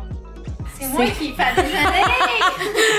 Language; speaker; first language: French; native; French